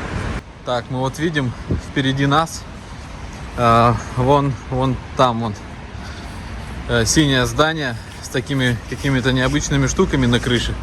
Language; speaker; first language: Russian; native; Russian